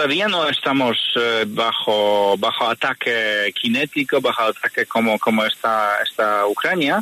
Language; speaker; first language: Spanish; non-native, fluent; Polish